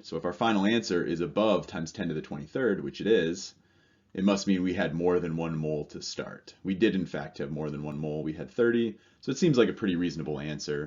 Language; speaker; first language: English; native; English